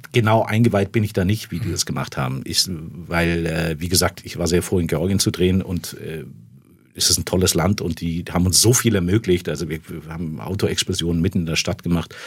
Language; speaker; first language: German; native; German